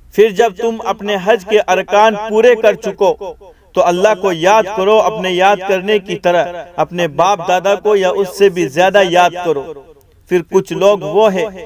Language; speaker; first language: Urdu; native; Urdu